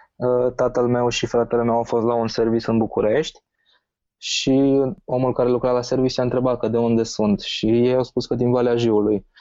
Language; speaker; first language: Romanian; native; Romanian